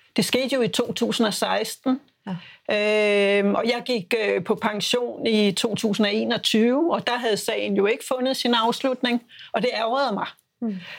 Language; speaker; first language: Danish; native; Danish